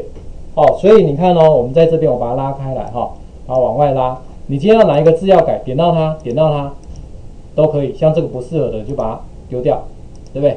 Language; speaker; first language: Chinese; native; Chinese